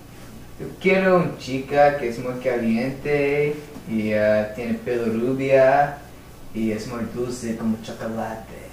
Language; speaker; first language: Spanish; non-native, learner; English